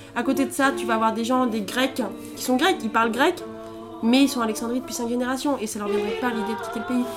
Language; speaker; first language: French; native; French